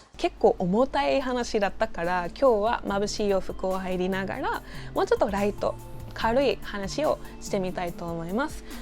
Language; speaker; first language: Japanese; non-native, fluent; English